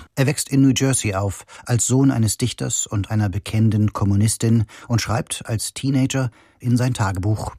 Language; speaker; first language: German; native; German